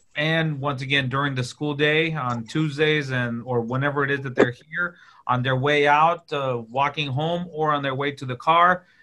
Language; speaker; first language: English; early bilingual, other home language; Spanish